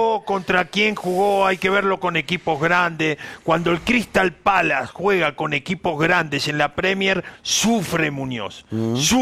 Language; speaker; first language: Spanish; native; Spanish